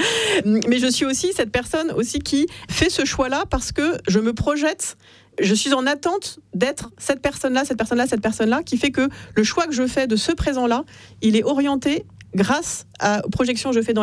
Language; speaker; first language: French; native; French